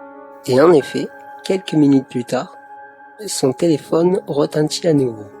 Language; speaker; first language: French; native; French